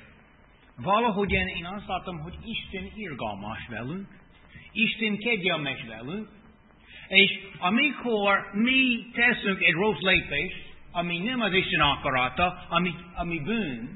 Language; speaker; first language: Hungarian; non-native, fluent; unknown